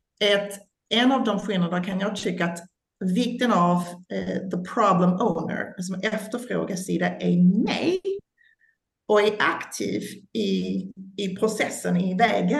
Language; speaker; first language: Swedish; non-native, fluent; English